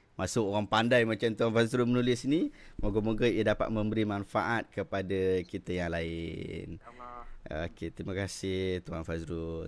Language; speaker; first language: Malay; native; Malay